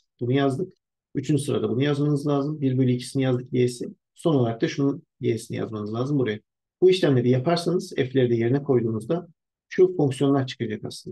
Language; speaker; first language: Turkish; native; Turkish